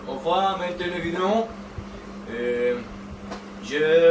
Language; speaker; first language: French; non-native, learner; Spanish